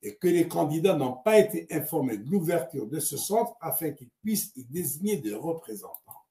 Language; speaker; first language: French; non-native, local second language; Arabic